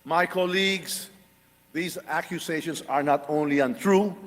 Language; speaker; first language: English; non-native, local second language; Filipino